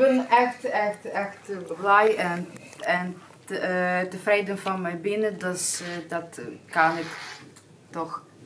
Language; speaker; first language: Dutch; non-native, learner; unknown